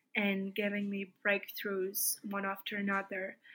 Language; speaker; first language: English; non-native, fluent; Latvian